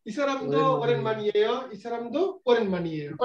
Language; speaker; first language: Korean; non-native, learner; Bangla